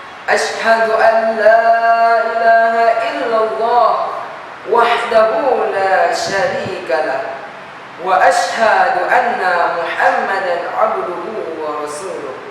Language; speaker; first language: Arabic; non-native, learner; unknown